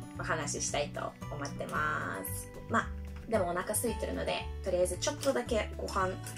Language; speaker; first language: Japanese; non-native, fluent; Russian